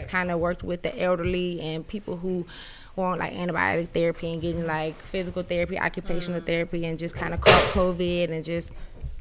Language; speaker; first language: English; native; English